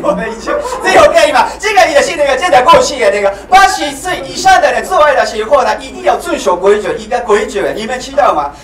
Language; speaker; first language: Chinese; non-native, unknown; Japanese